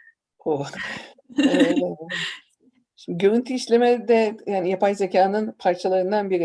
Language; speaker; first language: Turkish; native; Turkish